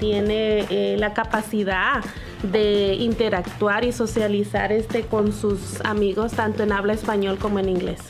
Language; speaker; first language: Spanish; early bilingual, heritage; Spanish